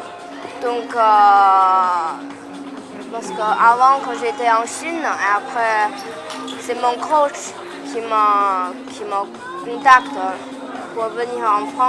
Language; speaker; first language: French; non-native, learner; Chinese